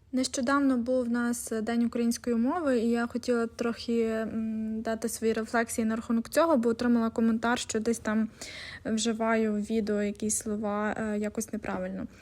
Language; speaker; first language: Ukrainian; native; Ukrainian